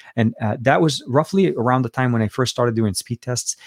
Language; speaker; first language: English; non-native, fluent; Arabic